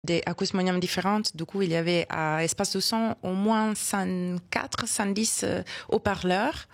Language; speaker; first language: French; non-native, fluent; Italian